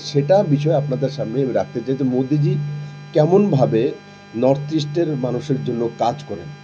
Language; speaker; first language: Bangla; native; Bangla